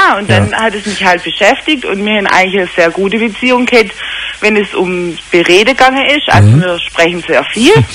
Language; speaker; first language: German; native; German